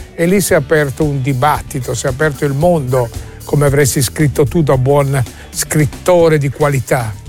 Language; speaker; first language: Italian; native; Italian